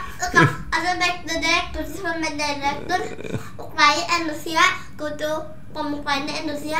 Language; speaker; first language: English; non-native, learner; Indonesian